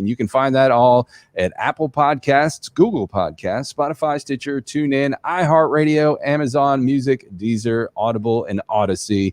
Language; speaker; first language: English; native; English